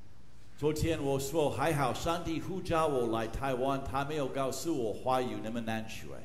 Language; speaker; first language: Chinese; non-native, fluent; English